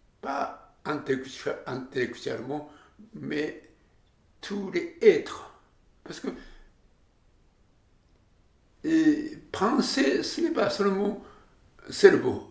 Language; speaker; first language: French; non-native, learner; Japanese